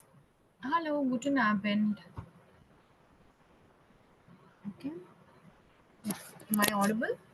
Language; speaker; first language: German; non-native, fluent; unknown